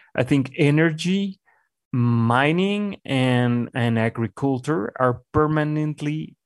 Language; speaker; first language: English; non-native, fluent; Spanish